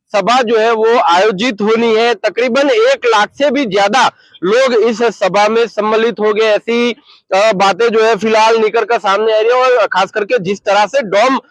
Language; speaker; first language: Hindi; non-native, local second language; Gujarati